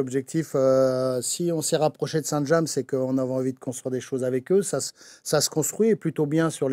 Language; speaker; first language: French; native; French